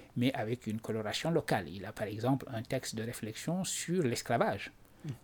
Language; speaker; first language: French; non-native, local second language; Wolof